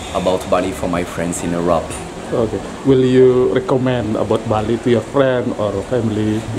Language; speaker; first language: English; non-native, learner; French